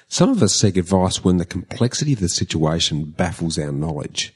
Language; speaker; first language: English; native; English